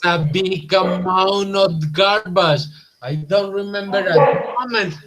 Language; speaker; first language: English; non-native, learner; Spanish